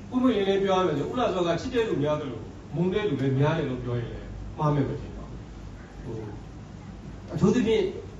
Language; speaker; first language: Burmese; non-native, local second language; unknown